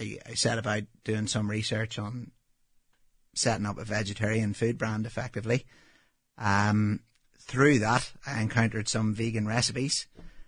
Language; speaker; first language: English; native; English